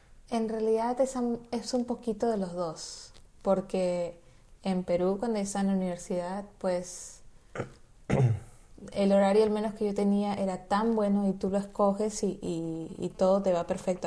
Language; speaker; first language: Spanish; native; Spanish